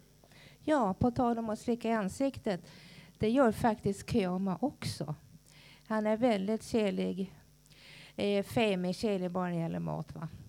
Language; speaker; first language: Swedish; native; Swedish